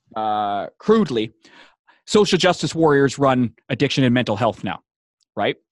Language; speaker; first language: English; native; English